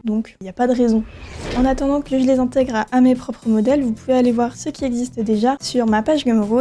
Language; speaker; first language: French; native; French